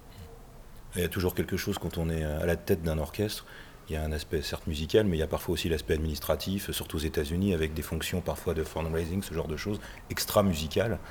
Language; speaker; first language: French; native; French